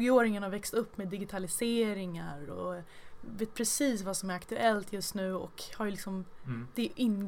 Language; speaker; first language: Swedish; native; Swedish